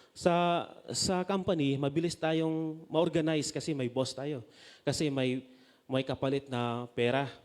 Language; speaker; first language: Filipino; non-native, local second language; Masbatenyo